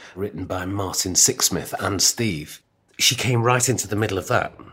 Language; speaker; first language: English; native; English